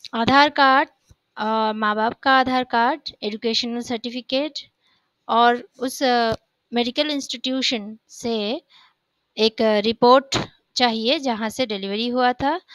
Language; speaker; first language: Hindi; native; Hindi